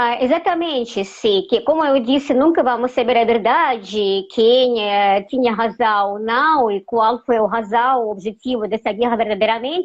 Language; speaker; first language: Portuguese; non-native, fluent; Russian